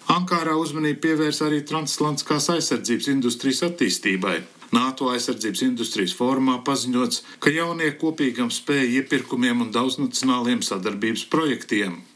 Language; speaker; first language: Latvian; early bilingual, heritage; Latvian